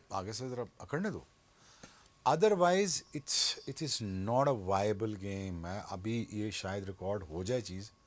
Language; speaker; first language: Urdu; non-native, local second language; Punjabi